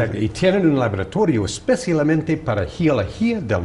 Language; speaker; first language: Spanish; non-native, fluent; English